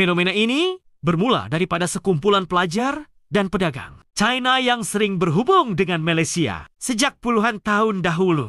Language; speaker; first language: Malay; native; Malay